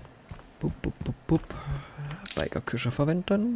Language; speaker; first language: German; native; German